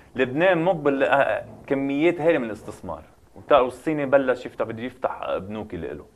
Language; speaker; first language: Arabic; native; Arabic